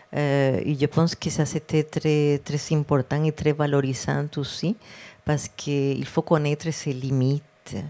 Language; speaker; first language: French; non-native, fluent; Spanish